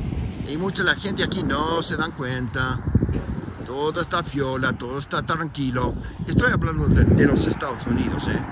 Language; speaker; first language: Spanish; non-native, fluent; English